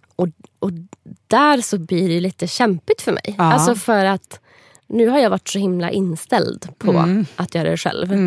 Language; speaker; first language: Swedish; native; Swedish